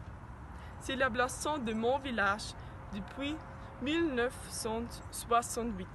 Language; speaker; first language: French; non-native, learner; German